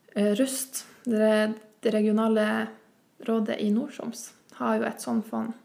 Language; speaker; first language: Norwegian; native; Norwegian